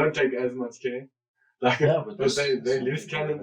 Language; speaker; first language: English; native; English